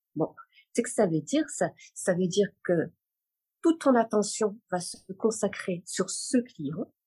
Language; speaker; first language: French; non-native, local second language; Arabic